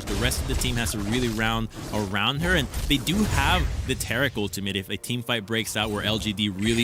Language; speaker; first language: English; native; English